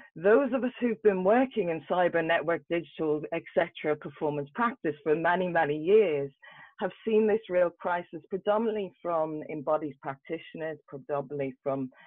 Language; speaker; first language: English; native; English